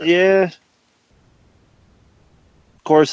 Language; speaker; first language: English; native; English